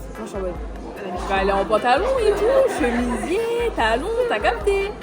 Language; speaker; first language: French; native; French